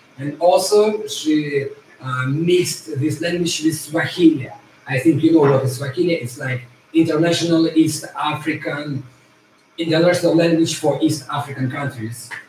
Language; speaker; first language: English; non-native, fluent; Russian